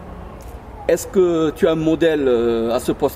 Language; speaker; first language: French; native; French